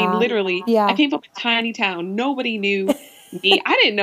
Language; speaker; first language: English; native; English